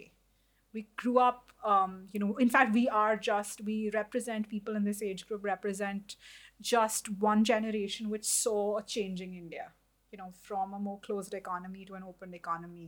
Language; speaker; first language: English; non-native, local second language; Hindi